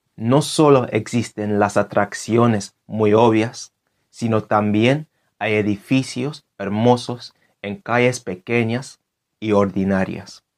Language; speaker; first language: Spanish; non-native, fluent; English